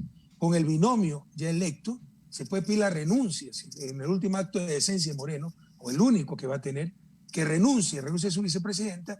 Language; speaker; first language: Spanish; native; Spanish